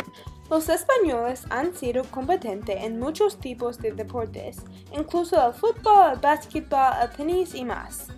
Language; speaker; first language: Spanish; non-native, learner; English